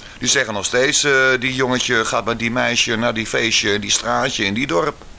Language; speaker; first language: Dutch; native; Dutch